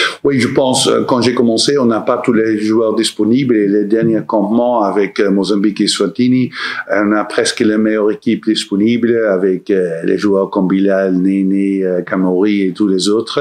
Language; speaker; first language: French; non-native, learner; Dutch